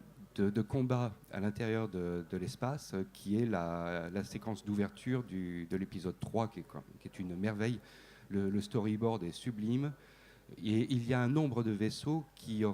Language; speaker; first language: French; native; French